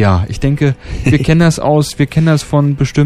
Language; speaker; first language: German; native; German